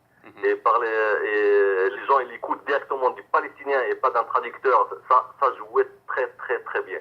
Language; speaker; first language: French; native; French